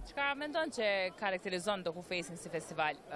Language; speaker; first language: Albanian; native; Albanian